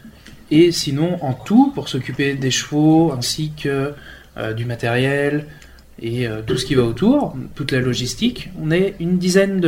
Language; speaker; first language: French; native; French